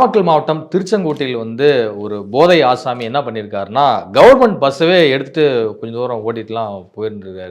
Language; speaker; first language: Tamil; native; Tamil